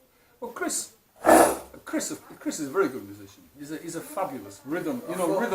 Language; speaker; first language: English; non-native, fluent; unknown